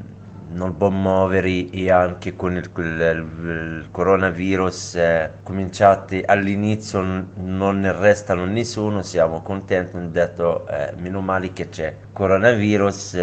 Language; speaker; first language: Italian; non-native, learner; Arabic